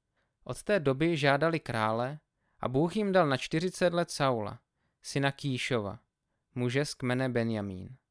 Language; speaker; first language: Czech; native; Czech